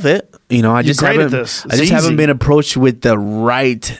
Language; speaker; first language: English; early bilingual, other home language; Yoruba